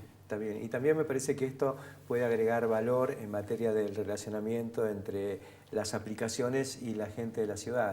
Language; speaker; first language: Spanish; native; Spanish